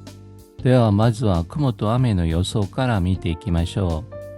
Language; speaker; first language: Japanese; non-native, fluent; Korean